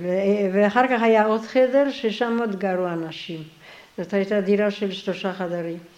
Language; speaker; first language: Hebrew; non-native, fluent; Polish